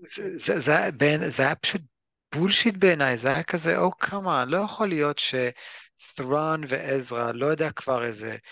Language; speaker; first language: Hebrew; early bilingual, other home language; English